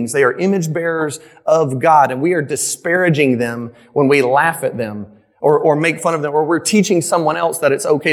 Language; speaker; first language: English; native; English